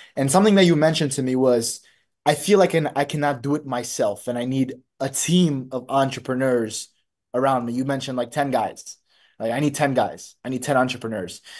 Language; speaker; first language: English; early bilingual, other home language; Russian